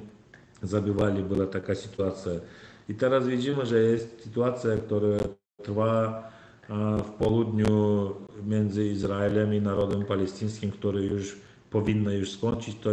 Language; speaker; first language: Polish; non-native, learner; Turkmen